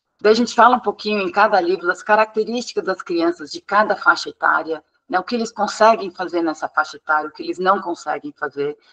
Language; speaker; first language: Portuguese; non-native, fluent; English